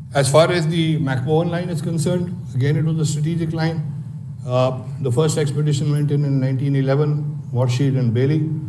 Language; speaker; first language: English; non-native, local second language; Hindi